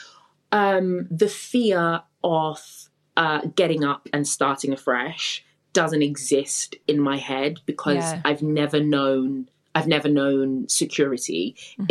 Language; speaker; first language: English; native; English